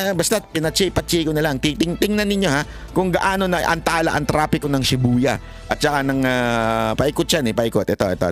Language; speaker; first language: Filipino; native; Filipino